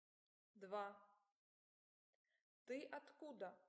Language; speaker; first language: Russian; non-native, learner; English